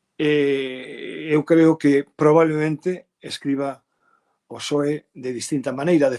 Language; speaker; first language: Galician; non-native, local second language; Spanish